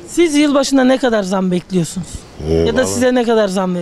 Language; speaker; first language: Turkish; native; Turkish